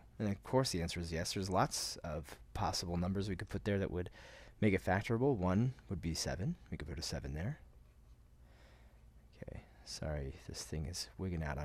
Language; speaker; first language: English; native; English